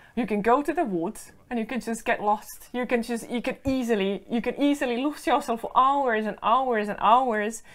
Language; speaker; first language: English; non-native, fluent; Finnish